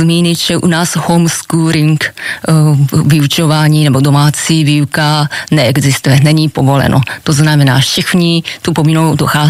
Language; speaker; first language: Czech; non-native, fluent; Japanese